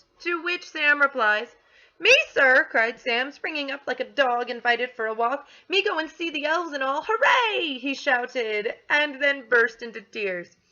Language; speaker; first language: English; native; English